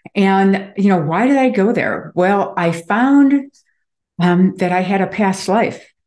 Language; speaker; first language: English; native; English